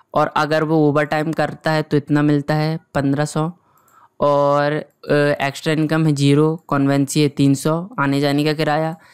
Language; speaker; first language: Hindi; native; Hindi